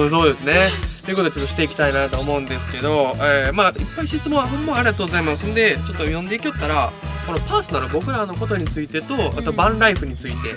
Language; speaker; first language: Japanese; native; Japanese